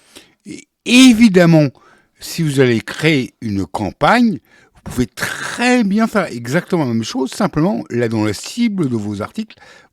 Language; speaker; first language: French; native; French